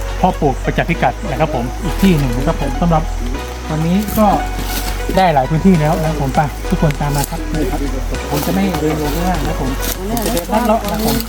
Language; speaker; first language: Thai; native; Thai